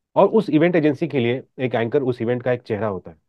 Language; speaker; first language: Hindi; non-native, local second language; Marathi